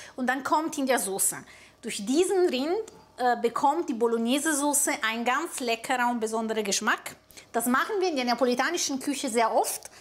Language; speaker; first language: German; non-native, fluent; Italian